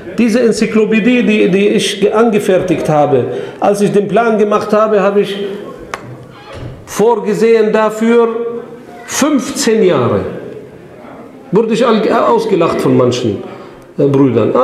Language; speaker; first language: German; non-native, fluent; Arabic